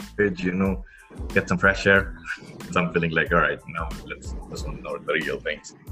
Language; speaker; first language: English; non-native, local second language; Gujarati